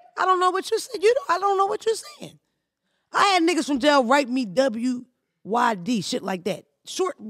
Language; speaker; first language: English; native; English